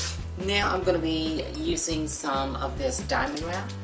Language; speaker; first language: English; native; English